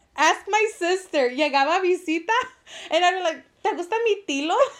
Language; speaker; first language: Spanish; early bilingual, heritage; Spanish